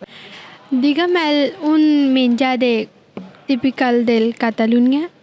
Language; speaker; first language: Catalan; non-native, learner; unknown